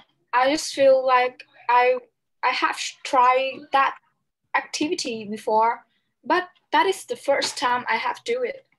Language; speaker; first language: English; non-native, learner; Vietnamese